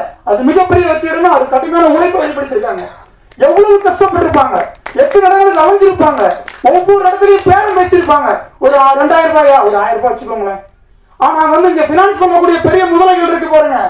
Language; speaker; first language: Tamil; native; Tamil